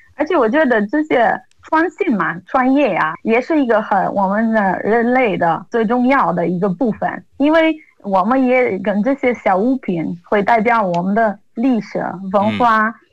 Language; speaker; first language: Chinese; non-native, fluent; Italian